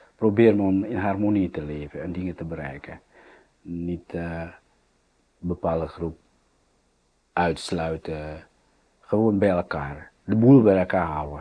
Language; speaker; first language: Dutch; non-native, fluent; Indonesian